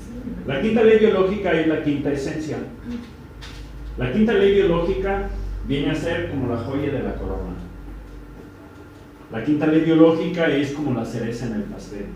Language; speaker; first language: Spanish; native; Spanish